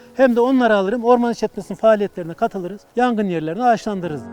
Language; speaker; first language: Turkish; native; Turkish